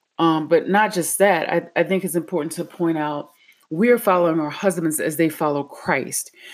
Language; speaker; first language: English; native; English